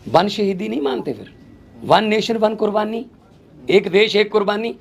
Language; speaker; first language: Hindi; non-native, local second language; Punjabi